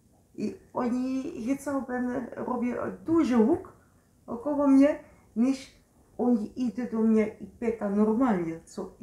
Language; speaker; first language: Polish; non-native, learner; Dutch